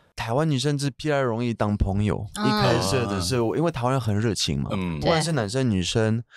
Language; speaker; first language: Chinese; non-native, fluent; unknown